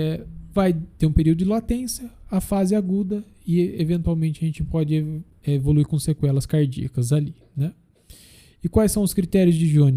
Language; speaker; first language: Portuguese; native; Portuguese